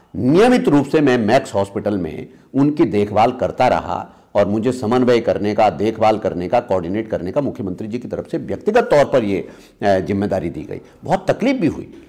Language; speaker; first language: Hindi; native; Hindi